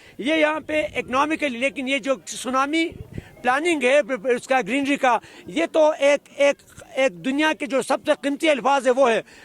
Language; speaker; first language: Urdu; non-native, local second language; Khowar